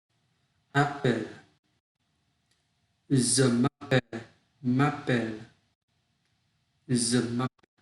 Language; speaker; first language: French; non-native, learner; Vietnamese